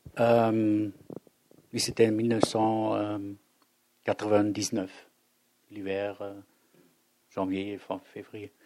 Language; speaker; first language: French; non-native, fluent; German